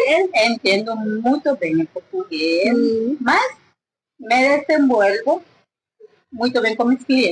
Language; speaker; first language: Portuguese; non-native, learner; Spanish